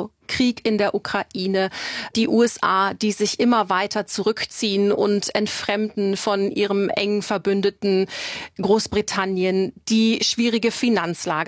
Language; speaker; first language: German; native; German